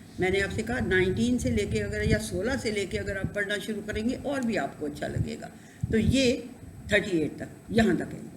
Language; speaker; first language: Urdu; non-native, local second language; Punjabi